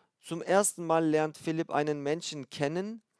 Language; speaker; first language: German; non-native, fluent; Turkish